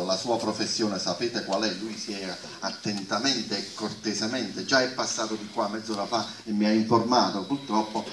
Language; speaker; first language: Italian; native; Italian